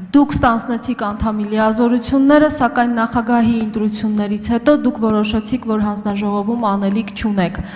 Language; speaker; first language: Armenian; native; Armenian